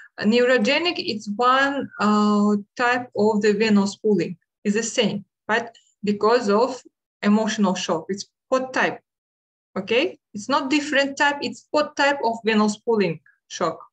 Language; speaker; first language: English; non-native, learner; Russian